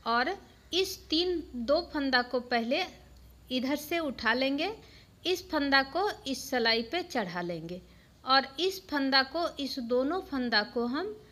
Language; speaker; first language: Hindi; native; Hindi